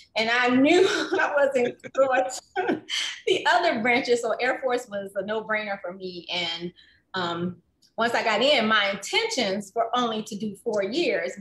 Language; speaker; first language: English; native; English